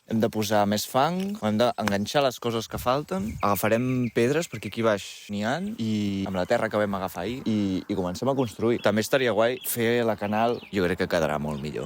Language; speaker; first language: Catalan; native; Catalan